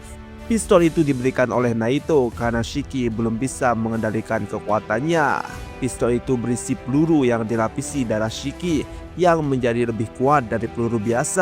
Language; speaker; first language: Indonesian; native; Indonesian